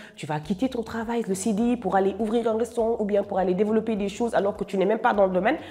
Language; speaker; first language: French; non-native, local second language; Wolof